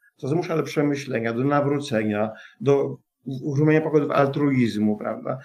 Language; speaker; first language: Polish; native; Polish